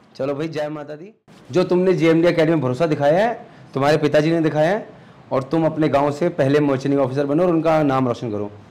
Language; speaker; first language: Hindi; native; Hindi